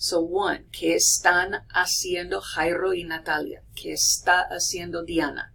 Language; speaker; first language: Spanish; non-native, fluent; English